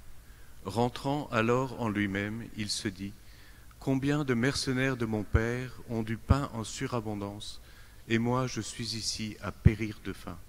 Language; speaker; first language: French; native; French